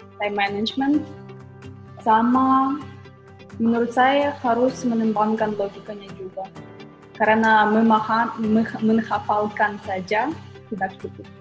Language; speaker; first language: Indonesian; non-native, fluent; Ukrainian